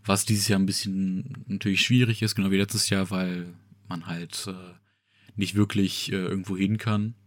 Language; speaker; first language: German; native; German